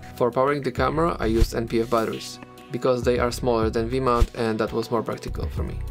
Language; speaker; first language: English; non-native, fluent; Polish